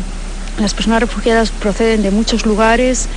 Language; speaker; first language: Spanish; native; Spanish